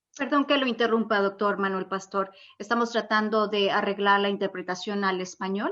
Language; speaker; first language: Spanish; native; Spanish